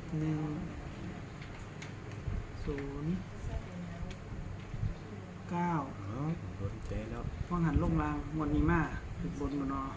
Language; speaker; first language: Thai; non-native, local second language; Lao